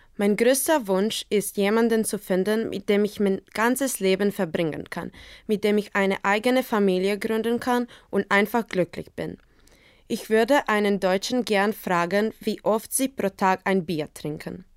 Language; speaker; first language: German; non-native, learner; Croatian